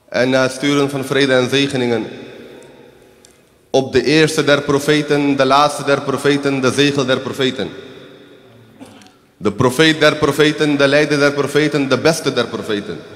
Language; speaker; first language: Dutch; early bilingual, other home language; Urdu